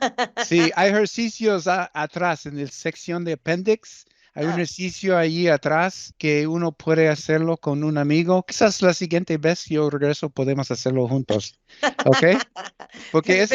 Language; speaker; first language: Spanish; early bilingual, heritage; Spanish